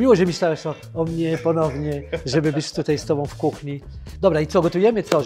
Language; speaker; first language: Polish; non-native, fluent; French